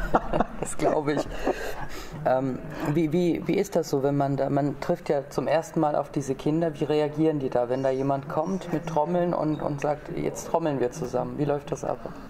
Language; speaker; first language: German; native; German